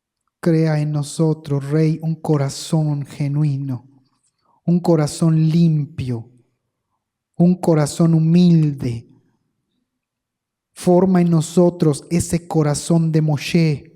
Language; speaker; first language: Spanish; native; Spanish